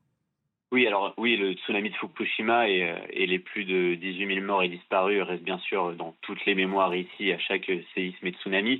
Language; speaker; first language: French; native; French